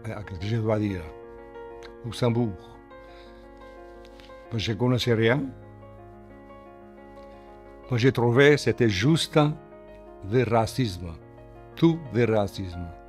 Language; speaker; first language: French; non-native, learner; Portuguese